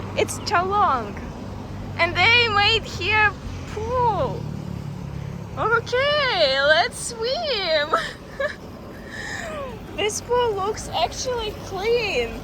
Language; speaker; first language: English; non-native, learner; Russian